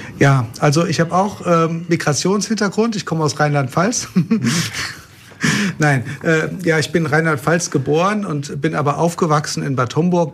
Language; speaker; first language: German; native; German